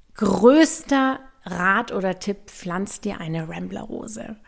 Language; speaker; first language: German; native; German